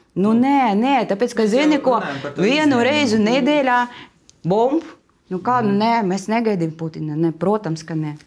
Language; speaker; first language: Latvian; non-native, learner; Russian